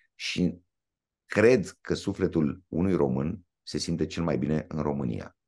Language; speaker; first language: Romanian; native; Romanian